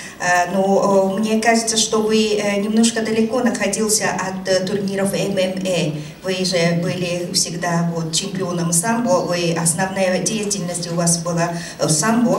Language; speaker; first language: Russian; non-native, fluent; Japanese